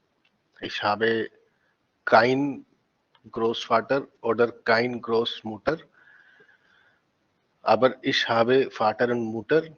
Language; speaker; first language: German; non-native, fluent; Hindi